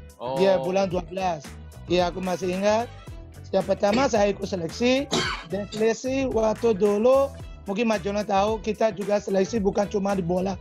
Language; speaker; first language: Indonesian; non-native, fluent; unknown